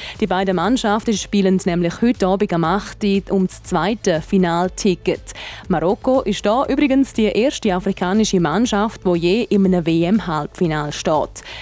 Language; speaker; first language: German; native; German